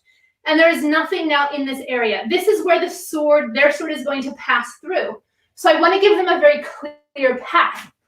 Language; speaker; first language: English; native; English